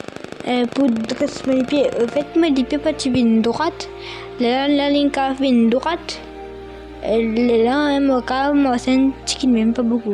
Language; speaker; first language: French; non-native, local second language; Morisyen